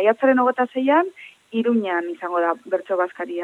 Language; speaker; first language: Basque; native; Basque